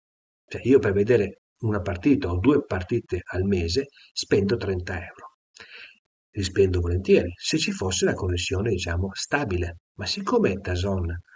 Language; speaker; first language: Italian; native; Italian